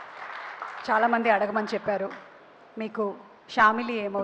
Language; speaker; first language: Telugu; native; Telugu